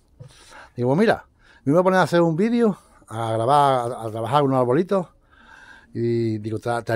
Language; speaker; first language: Spanish; native; Spanish